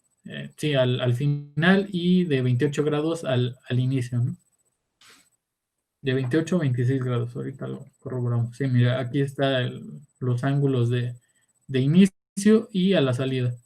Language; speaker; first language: Spanish; native; Spanish